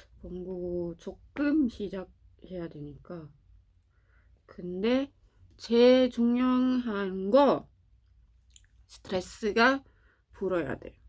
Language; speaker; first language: Korean; non-native, learner; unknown